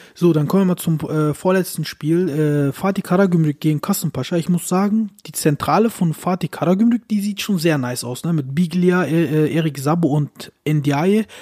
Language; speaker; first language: German; early bilingual, other home language; Turkish